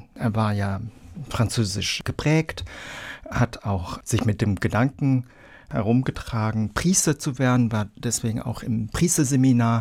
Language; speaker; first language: German; early bilingual, other home language; Vietnamese